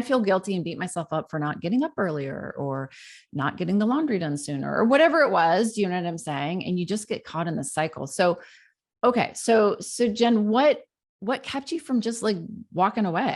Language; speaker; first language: English; native; English